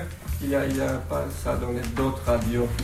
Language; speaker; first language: French; non-native, fluent; Slovenian